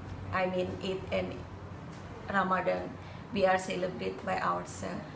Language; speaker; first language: English; non-native, learner; Indonesian